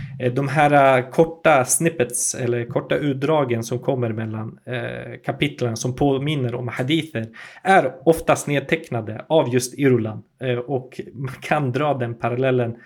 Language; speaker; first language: Swedish; native; Swedish